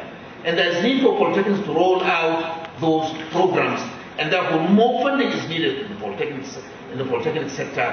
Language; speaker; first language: English; non-native, local second language; Hausa